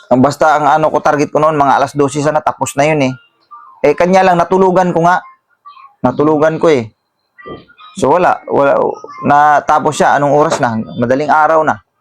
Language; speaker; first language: Filipino; non-native, local second language; Cebuano